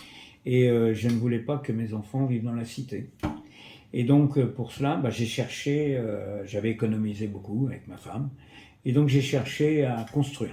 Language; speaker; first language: French; native; French